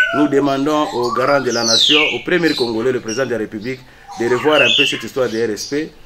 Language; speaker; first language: French; non-native, local second language; Swahili